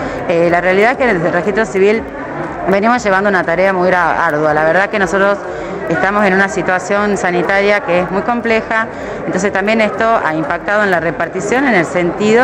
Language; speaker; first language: Spanish; native; Spanish